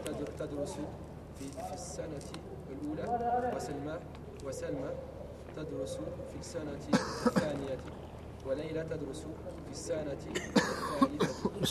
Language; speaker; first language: Arabic; non-native, learner; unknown